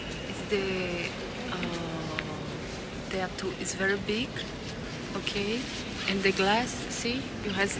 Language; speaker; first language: English; non-native, learner; Portuguese